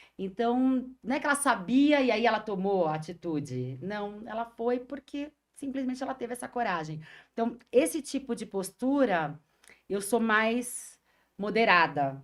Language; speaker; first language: Portuguese; native; Portuguese